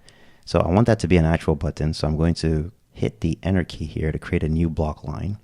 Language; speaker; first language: English; native; English